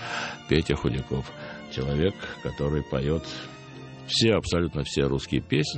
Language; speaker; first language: Russian; native; Russian